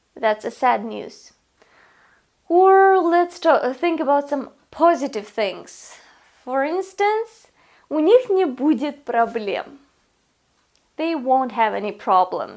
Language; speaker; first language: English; non-native, fluent; Russian